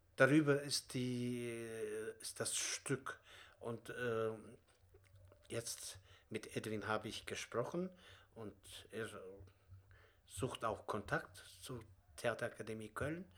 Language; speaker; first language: German; non-native, fluent; Russian